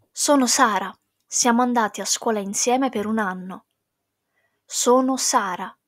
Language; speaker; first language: Italian; non-native, fluent; English